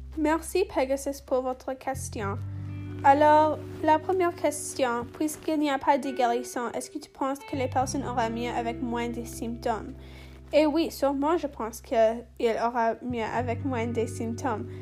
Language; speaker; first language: French; non-native, learner; English